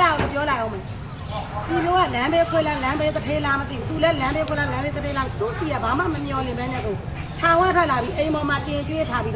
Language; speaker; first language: Burmese; native; Burmese